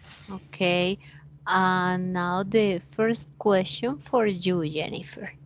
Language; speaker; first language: English; non-native, learner; Spanish